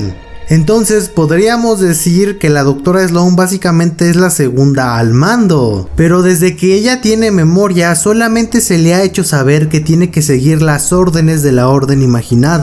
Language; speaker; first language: Spanish; native; Spanish